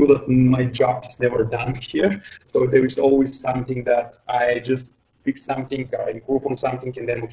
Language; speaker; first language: English; non-native, fluent; Bulgarian